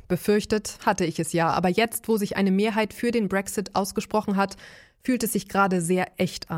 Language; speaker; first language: German; native; German